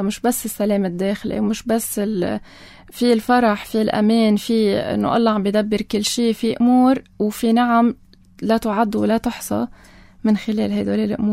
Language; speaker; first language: Arabic; native; Arabic